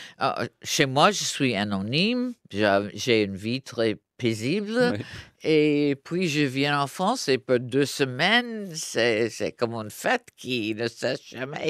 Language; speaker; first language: French; non-native, fluent; English